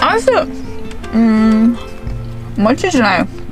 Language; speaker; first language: Japanese; non-native, learner; English